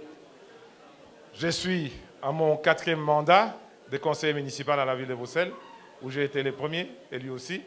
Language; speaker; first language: French; non-native, local second language; Lingala